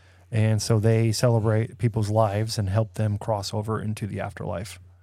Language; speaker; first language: English; native; English